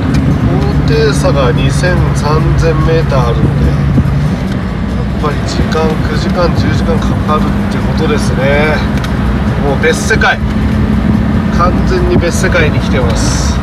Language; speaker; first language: Japanese; native; Japanese